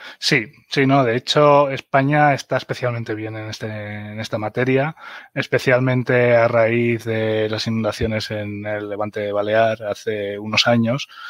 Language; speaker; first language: Spanish; early bilingual, other home language; German